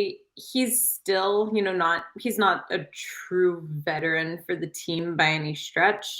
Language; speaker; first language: English; native; English